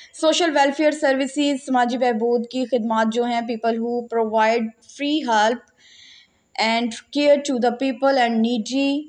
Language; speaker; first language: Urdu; non-native, local second language; Punjabi